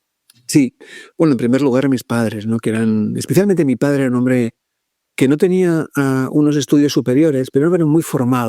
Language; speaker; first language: Spanish; native; Spanish